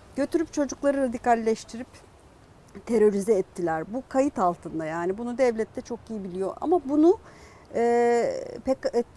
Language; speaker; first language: Turkish; non-native, local second language; Kurdish